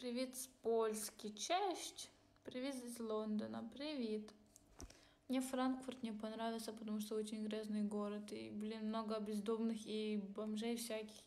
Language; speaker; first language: Russian; non-native, local second language; Ukrainian